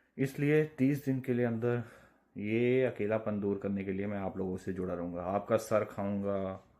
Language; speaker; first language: Hindi; non-native, local second language; Punjabi